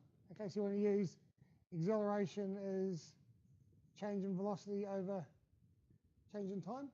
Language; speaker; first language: English; native; English